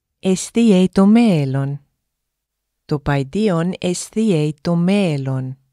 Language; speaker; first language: Greek; non-native, fluent; English